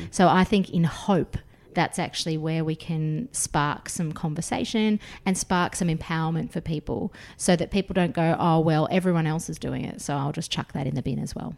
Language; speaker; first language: English; early bilingual, other home language; Russian